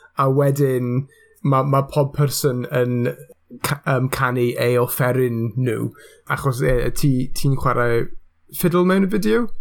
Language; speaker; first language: Welsh; non-native, local second language; English